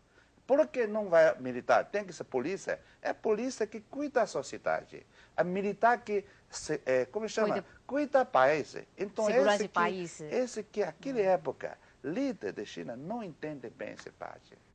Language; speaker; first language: Portuguese; non-native, learner; Chinese